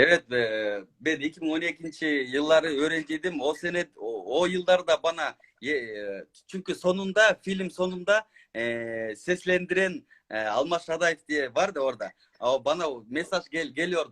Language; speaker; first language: Turkish; non-native, learner; Kyrgyz